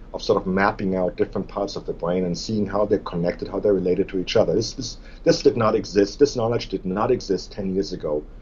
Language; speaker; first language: English; non-native, fluent; German